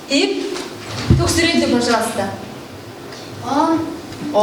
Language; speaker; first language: Russian; non-native, fluent; Mongolian